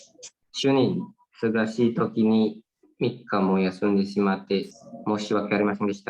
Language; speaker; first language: Japanese; non-native, learner; Indonesian